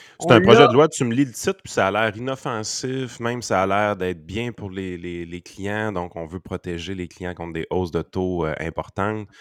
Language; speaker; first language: French; native; French